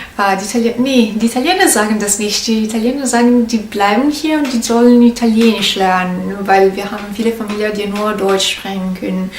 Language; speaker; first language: German; non-native, learner; Italian